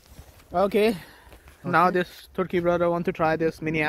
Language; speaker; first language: English; non-native, local second language; Hindi